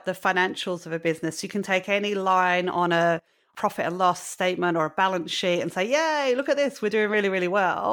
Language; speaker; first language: English; native; English